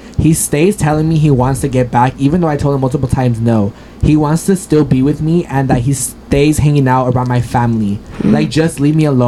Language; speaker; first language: English; early bilingual, other home language; Spanish